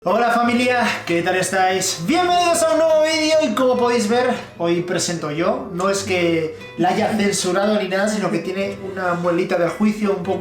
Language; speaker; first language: Spanish; native; Spanish